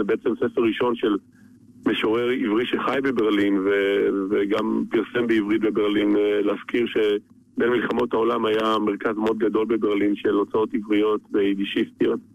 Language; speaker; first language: Hebrew; native; Hebrew